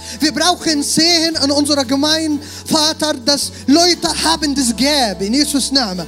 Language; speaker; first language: German; non-native, learner; Arabic